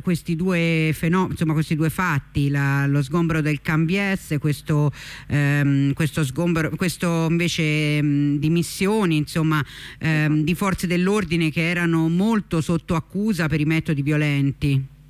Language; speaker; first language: Italian; native; Italian